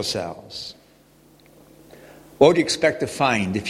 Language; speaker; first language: English; native; English